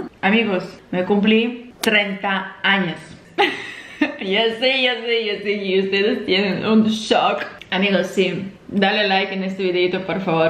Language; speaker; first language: Spanish; non-native, fluent; Russian